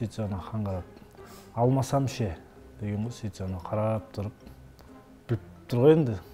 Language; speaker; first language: Kazakh; native; Kazakh